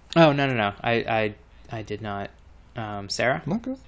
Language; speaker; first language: English; native; English